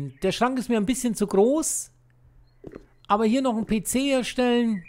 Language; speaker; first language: German; native; German